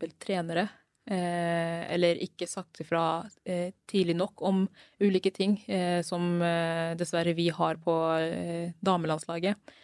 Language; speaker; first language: Norwegian; early bilingual, other home language; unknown